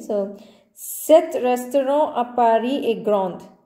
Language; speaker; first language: French; non-native, fluent; Punjabi